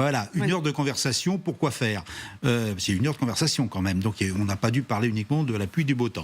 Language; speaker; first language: French; native; French